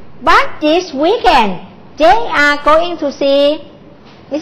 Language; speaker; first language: English; non-native, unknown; Thai